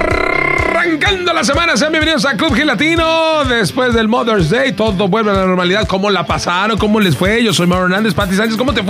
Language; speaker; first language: Spanish; native; Spanish